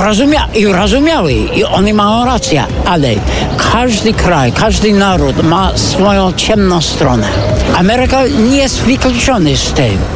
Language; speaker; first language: Polish; non-native, fluent; English